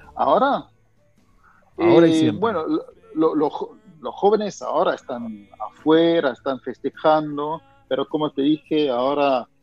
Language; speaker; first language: Spanish; non-native, fluent; German